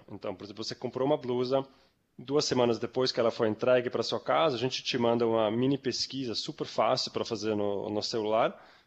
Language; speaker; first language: Portuguese; non-native, fluent; German